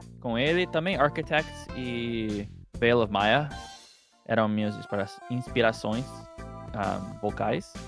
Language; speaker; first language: Portuguese; early bilingual, heritage; Portuguese